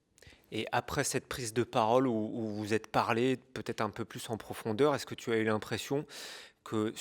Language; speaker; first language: French; native; French